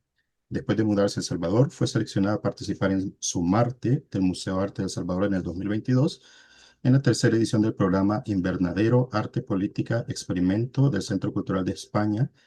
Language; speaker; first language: Spanish; native; Spanish